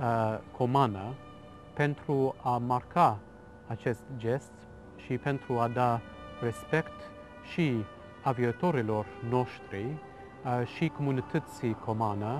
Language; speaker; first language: Romanian; non-native, fluent; English